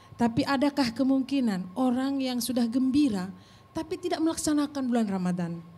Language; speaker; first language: Indonesian; native; Indonesian